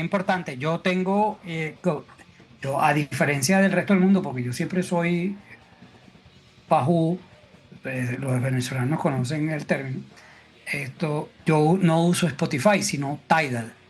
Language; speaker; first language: Spanish; native; Spanish